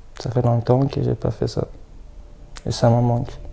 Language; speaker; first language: French; non-native, learner; Persian